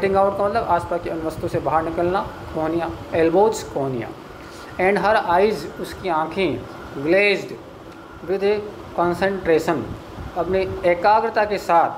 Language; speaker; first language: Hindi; native; Hindi